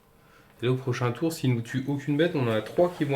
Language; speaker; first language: French; native; French